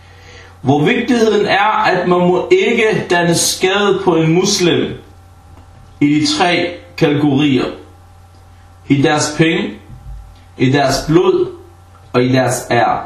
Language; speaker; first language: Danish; early bilingual, other home language; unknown